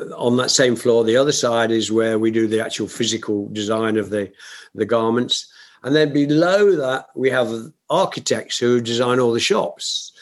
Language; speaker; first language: English; native; English